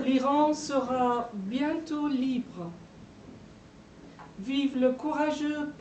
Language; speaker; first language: French; non-native, fluent; Persian